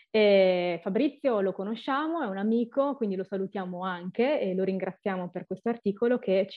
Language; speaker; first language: Italian; native; Italian